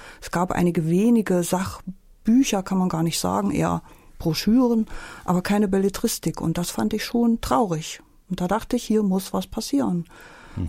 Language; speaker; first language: German; native; German